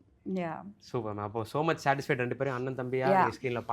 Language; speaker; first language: Tamil; native; Tamil